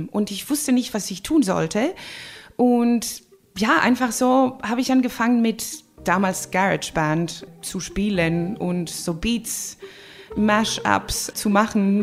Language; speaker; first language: German; non-native, fluent; Greek